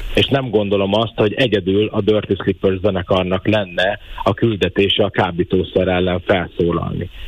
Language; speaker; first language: Hungarian; native; Hungarian